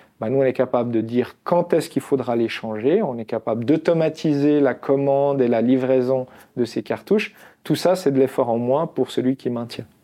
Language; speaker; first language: French; non-native, local second language; Arabic